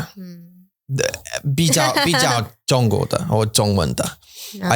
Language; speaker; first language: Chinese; non-native, learner; English